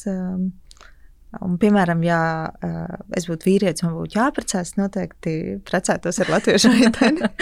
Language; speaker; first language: Latvian; native; Latvian